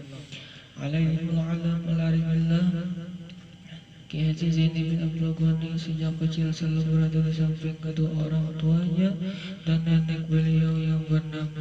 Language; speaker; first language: Indonesian; native; Indonesian